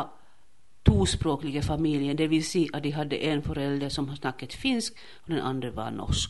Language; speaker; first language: Swedish; non-native, local second language; Finnish